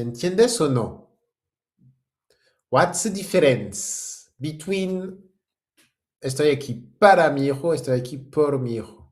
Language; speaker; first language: Spanish; non-native, fluent; French